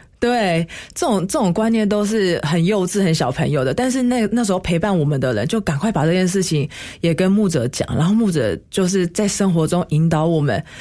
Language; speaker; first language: Chinese; native; Chinese